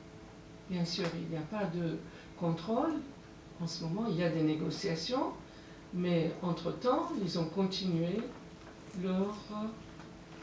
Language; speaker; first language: French; non-native, fluent; Persian